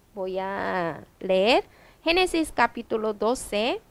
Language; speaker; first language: Spanish; non-native, learner; Korean